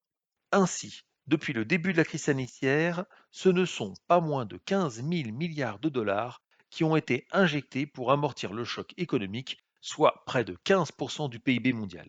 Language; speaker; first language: French; native; French